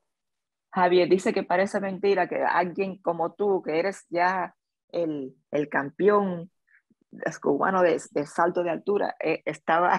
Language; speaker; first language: Spanish; early bilingual, other home language; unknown